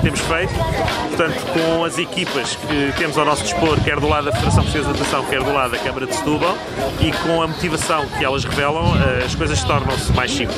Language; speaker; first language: Portuguese; native; Portuguese